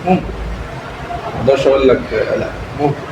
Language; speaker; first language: Arabic; native; Arabic